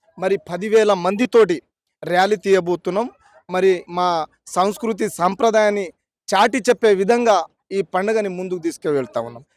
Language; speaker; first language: Telugu; non-native, local second language; Lambadi